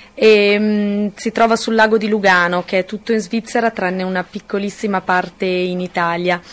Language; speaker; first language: Italian; native; Italian